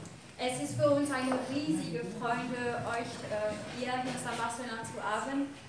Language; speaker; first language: German; non-native, learner; French